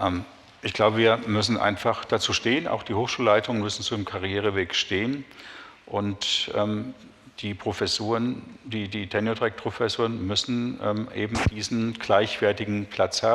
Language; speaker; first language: German; native; German